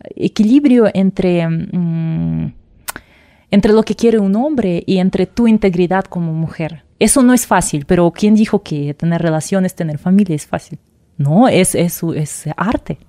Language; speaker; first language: Spanish; non-native, fluent; Russian